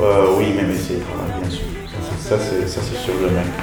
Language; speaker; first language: French; non-native, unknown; Arabic